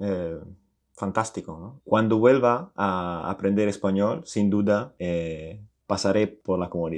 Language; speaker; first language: Spanish; non-native, fluent; Italian